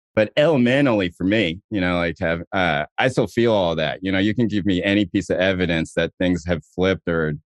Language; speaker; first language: English; native; English